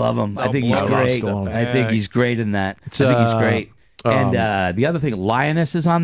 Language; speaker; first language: English; native; English